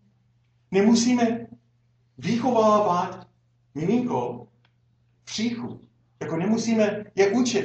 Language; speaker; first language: Czech; non-native, fluent; English